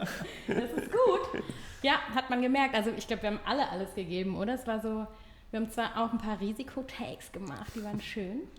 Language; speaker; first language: German; native; German